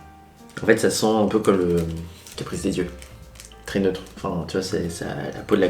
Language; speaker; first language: French; native; French